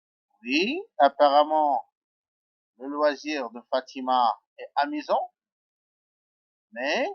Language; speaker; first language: French; non-native, local second language; Arabic